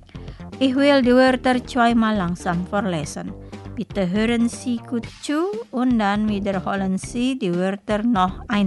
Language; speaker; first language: German; non-native, fluent; Indonesian